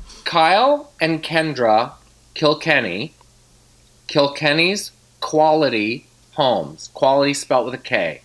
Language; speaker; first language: English; native; English